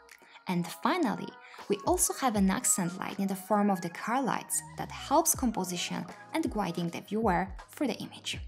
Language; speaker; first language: English; non-native, fluent; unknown